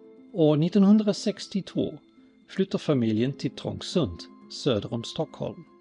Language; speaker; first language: Swedish; native; Swedish